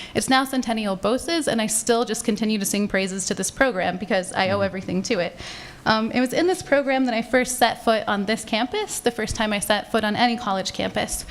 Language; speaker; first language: English; native; English